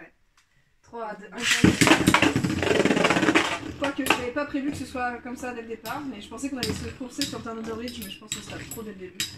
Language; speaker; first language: French; native; French